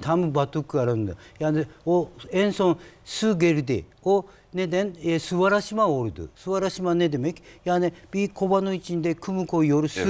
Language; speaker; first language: Turkish; non-native, learner; Japanese